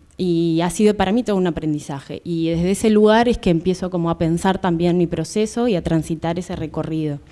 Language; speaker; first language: Spanish; native; Spanish